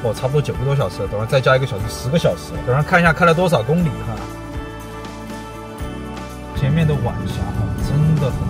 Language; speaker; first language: Chinese; native; Chinese